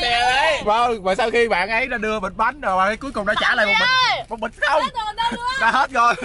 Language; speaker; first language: Vietnamese; native; Vietnamese